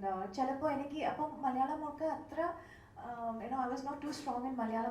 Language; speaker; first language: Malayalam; non-native, local second language; Tamil